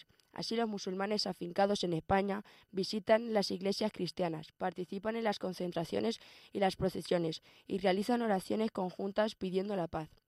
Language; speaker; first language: Spanish; native; Spanish